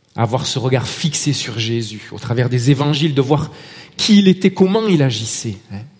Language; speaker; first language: French; native; French